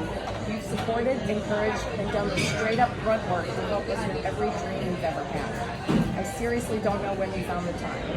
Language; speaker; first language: English; native; English